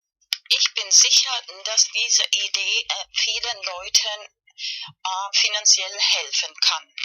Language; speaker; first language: German; non-native, fluent; Spanish